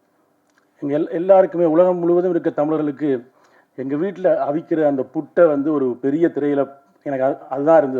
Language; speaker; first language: Tamil; native; Tamil